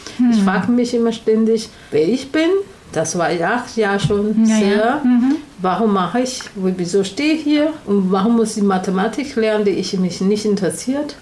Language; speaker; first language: German; non-native, learner; Chinese